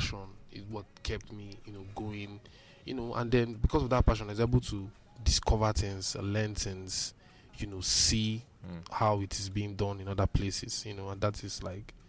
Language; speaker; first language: English; non-native, local second language; Igbo